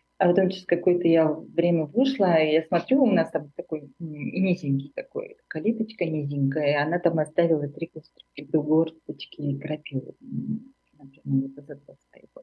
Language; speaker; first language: Russian; non-native, local second language; Armenian